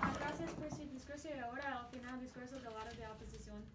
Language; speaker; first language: Spanish; non-native, learner; English